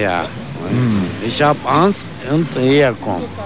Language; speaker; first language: German; non-native, learner; Turkish